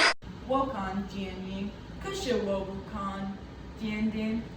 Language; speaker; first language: Chinese; non-native, learner; English